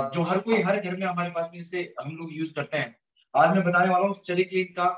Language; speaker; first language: Hindi; native; Hindi